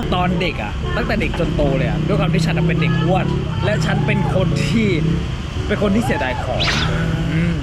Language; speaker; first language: Thai; native; Thai